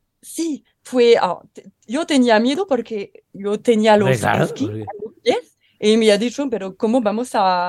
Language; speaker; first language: Spanish; non-native, learner; French